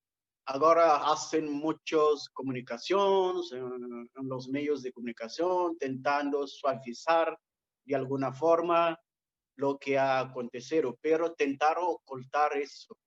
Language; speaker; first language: Spanish; non-native, fluent; Portuguese